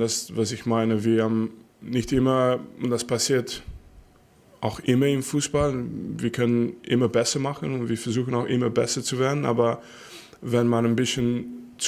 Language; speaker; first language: German; non-native, fluent; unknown